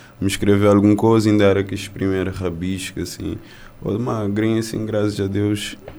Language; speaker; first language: Portuguese; non-native, local second language; Kabuverdianu